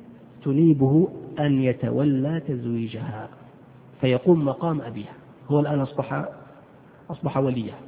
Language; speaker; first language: Arabic; native; Arabic